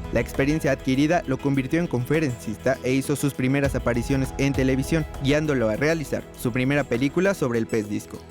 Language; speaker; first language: Spanish; native; Spanish